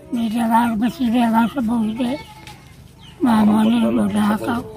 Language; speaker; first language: Indonesian; native; Indonesian